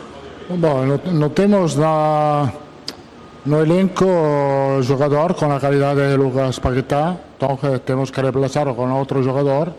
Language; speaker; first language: Portuguese; non-native, fluent; Italian